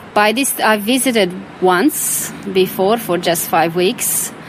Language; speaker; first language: English; non-native, fluent; Romanian